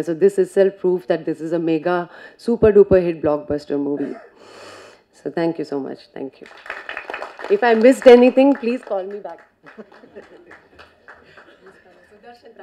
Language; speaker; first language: Tamil; non-native, fluent; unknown